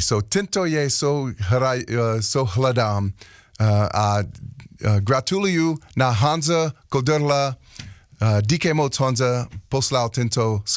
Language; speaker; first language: Czech; non-native, learner; English